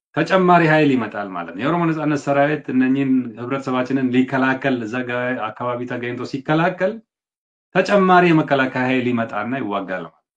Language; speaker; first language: Amharic; non-native, local second language; Oromo